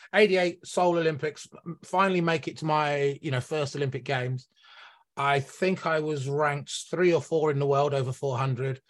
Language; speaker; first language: English; native; English